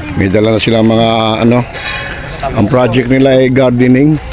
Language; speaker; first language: Filipino; non-native, local second language; Cebuano